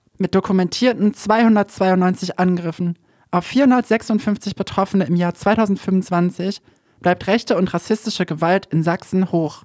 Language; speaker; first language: German; native; German